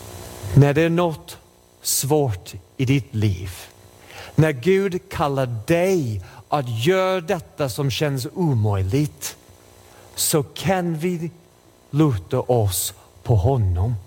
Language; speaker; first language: Swedish; non-native, fluent; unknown